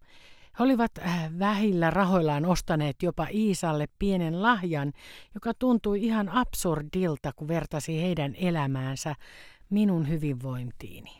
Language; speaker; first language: Finnish; native; Finnish